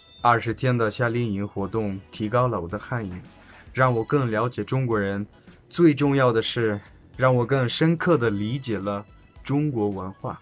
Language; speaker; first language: Chinese; non-native, learner; Spanish